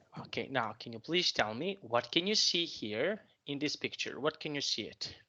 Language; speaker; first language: English; non-native, fluent; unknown